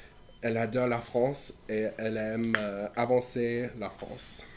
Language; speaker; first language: French; non-native, learner; English